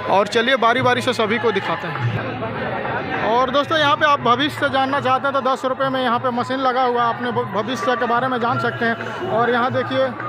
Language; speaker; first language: Hindi; native; Hindi